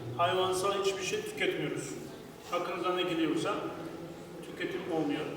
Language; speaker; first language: Turkish; non-native, local second language; Turoyo